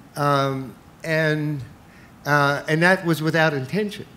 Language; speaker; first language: English; native; English